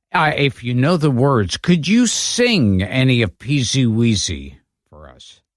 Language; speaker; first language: English; native; English